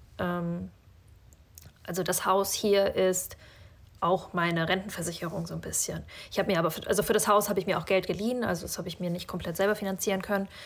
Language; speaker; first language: German; early bilingual, other home language; Russian